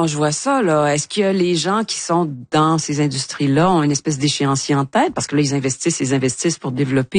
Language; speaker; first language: French; native; French